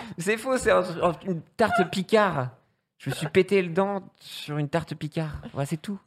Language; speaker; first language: French; native; French